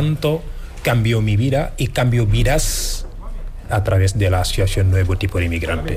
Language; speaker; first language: Spanish; non-native, fluent; Wolof